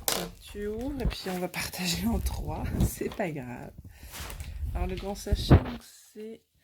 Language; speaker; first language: French; native; French